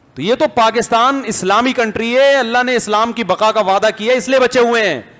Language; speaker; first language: Urdu; native; Urdu